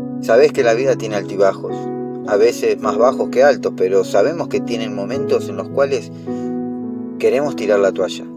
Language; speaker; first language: Spanish; native; Spanish